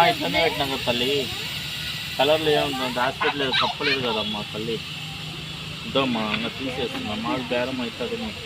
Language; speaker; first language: Telugu; native; Telugu